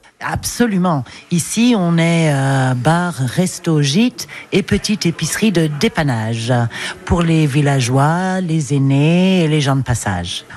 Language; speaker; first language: French; non-native, fluent; English